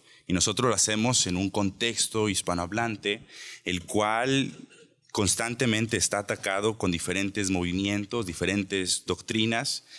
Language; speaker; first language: Spanish; native; Spanish